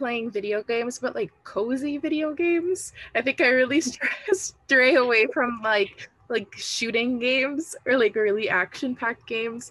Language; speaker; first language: English; early bilingual, other home language; Spanish